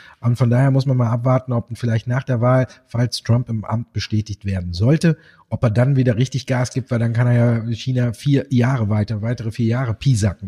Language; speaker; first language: German; native; German